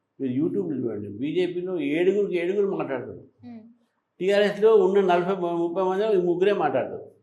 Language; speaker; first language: Telugu; native; Telugu